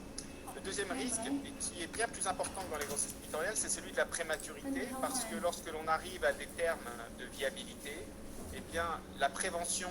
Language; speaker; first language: French; native; French